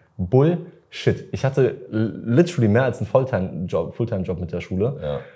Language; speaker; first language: German; early bilingual, other home language; Russian